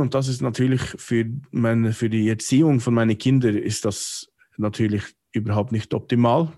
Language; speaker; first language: German; non-native, fluent; English